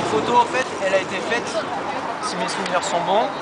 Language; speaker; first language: French; native; French